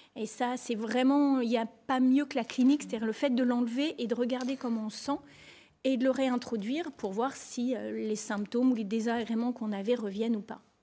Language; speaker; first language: French; native; French